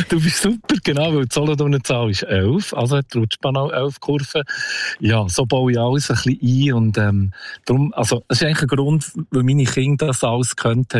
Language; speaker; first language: German; native; German